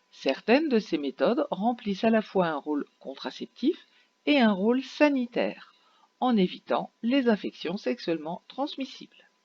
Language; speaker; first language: French; native; French